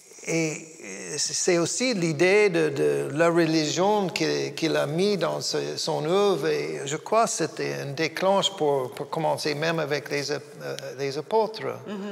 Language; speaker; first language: French; non-native, fluent; English